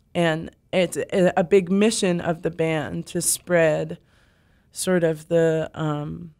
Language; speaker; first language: English; native; English